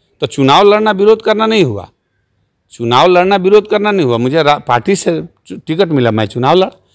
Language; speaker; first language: Hindi; native; Hindi